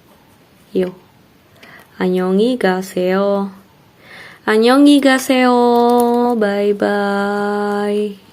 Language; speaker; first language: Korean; non-native, learner; Indonesian